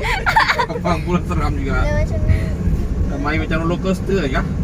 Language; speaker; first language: Malay; native; Malay